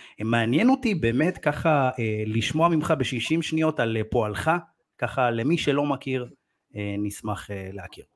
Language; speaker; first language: Hebrew; native; Hebrew